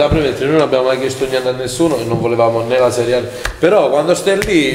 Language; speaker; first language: Italian; native; Italian